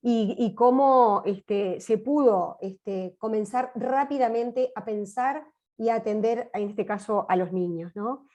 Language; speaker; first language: Spanish; native; Spanish